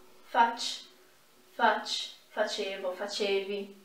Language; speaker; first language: Italian; non-native, fluent; Portuguese